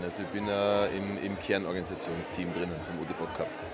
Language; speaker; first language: German; native; German